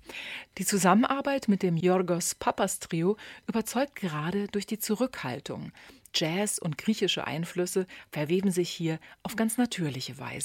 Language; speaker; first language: German; native; German